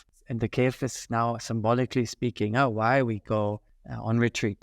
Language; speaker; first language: English; non-native, fluent; German